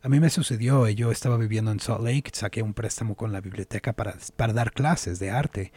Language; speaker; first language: Spanish; native; Spanish